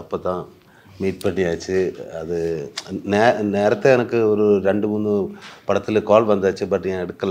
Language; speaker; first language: Tamil; non-native, learner; Malayalam